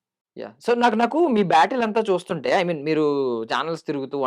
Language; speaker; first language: Telugu; native; Telugu